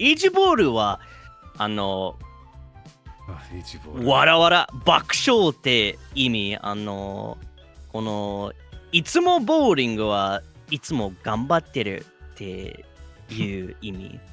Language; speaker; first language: Japanese; non-native, fluent; English